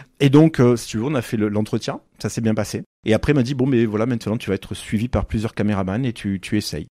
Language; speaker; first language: French; native; French